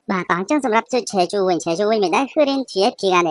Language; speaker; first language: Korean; non-native, fluent; Khmer